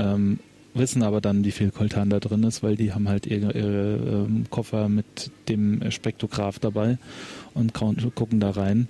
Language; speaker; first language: German; native; German